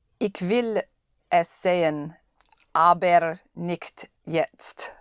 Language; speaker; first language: German; non-native, learner; English